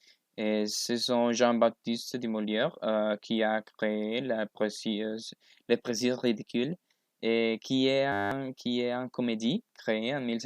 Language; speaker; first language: French; non-native, learner; Spanish